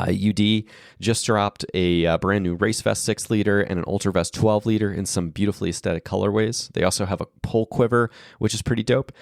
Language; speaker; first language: English; native; English